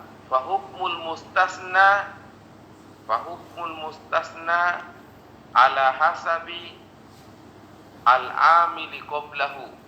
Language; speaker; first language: Arabic; non-native, fluent; Indonesian